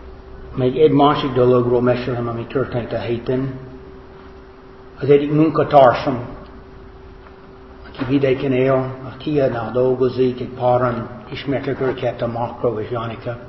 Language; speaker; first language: Hungarian; non-native, fluent; English